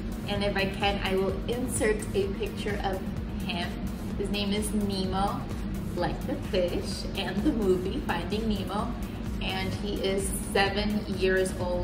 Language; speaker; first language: English; early bilingual, other home language; Spanish